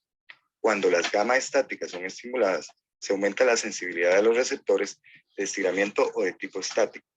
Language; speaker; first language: Spanish; native; Spanish